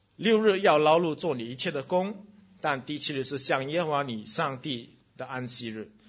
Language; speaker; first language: Chinese; native; Chinese